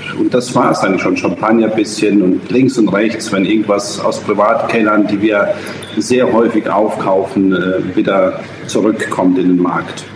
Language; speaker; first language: German; non-native, fluent; Croatian